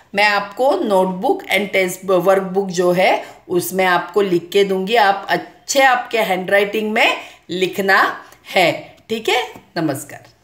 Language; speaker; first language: Hindi; non-native, local second language; Marathi